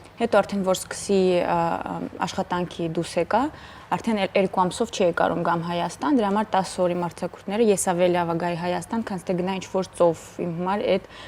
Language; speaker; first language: Armenian; early bilingual, heritage; Armenian